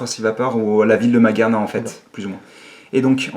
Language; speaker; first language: French; native; French